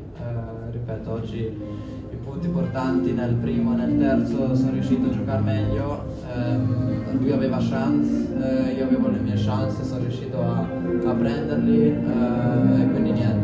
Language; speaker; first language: Italian; non-native, local second language; German